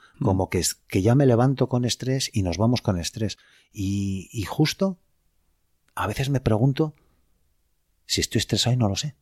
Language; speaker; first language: Spanish; native; Spanish